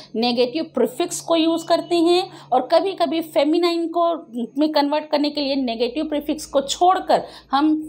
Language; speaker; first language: Hindi; native; Hindi